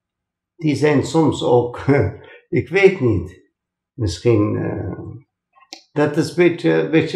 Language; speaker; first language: Dutch; non-native, fluent; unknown